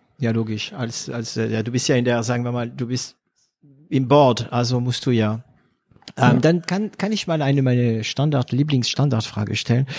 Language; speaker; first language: German; non-native, fluent; French